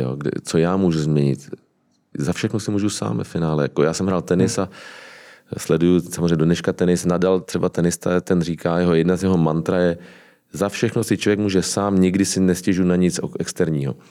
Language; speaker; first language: Czech; native; Czech